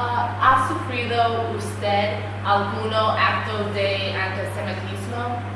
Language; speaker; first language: Spanish; non-native, learner; English